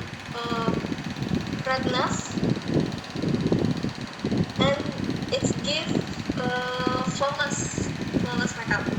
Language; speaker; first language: English; non-native, learner; Indonesian